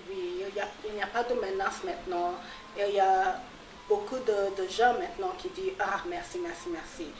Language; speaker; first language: French; non-native, fluent; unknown